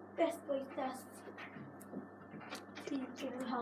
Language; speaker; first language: Welsh; non-native, local second language; English